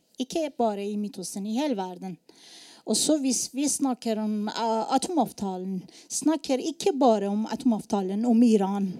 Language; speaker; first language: Norwegian; non-native, learner; Persian